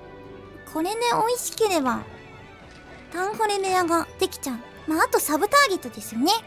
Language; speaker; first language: Japanese; native; Japanese